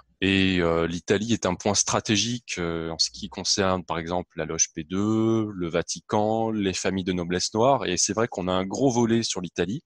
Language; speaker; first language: French; native; French